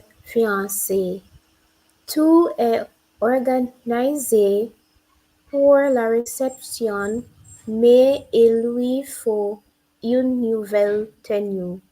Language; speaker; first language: French; non-native, learner; English